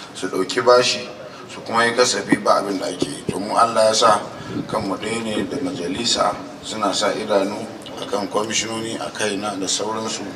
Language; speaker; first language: Hausa; native; Hausa